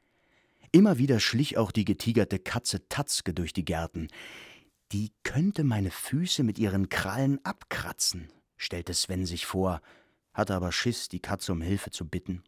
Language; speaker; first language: German; native; German